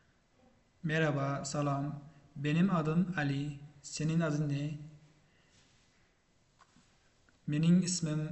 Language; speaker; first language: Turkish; non-native, fluent; Uzbek